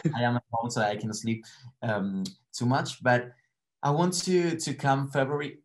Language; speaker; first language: English; non-native, learner; Spanish